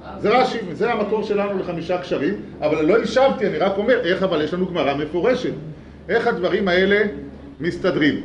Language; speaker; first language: Hebrew; native; Hebrew